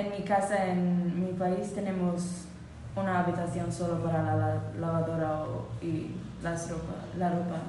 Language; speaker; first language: Spanish; non-native, learner; Swedish